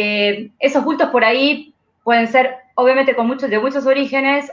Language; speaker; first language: Spanish; native; Spanish